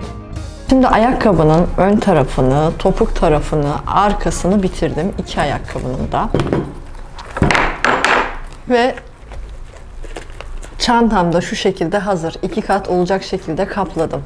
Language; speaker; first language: Turkish; native; Turkish